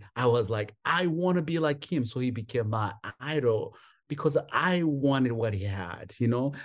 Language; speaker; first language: English; non-native, local second language; Kinyarwanda